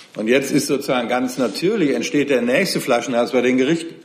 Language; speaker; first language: German; native; German